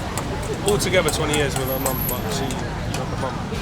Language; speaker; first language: English; native; English